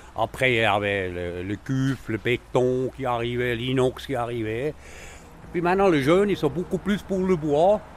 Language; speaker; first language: French; non-native, local second language; Swiss German